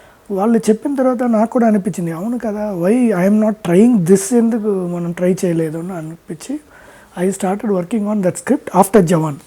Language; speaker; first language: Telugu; non-native, fluent; Tamil